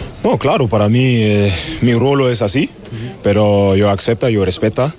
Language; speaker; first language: Spanish; non-native, fluent; German